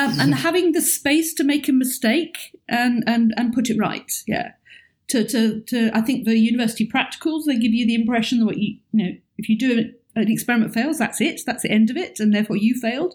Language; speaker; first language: English; native; English